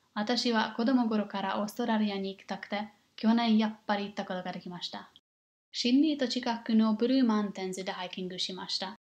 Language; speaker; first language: Japanese; non-native, learner; English